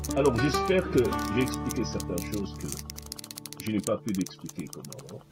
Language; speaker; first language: French; non-native, local second language; Arabic